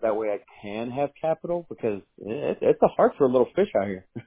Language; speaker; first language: English; early bilingual, other home language; Spanish